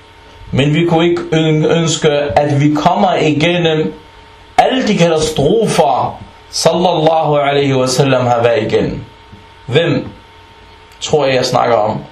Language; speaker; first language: Danish; early bilingual, other home language; Arabic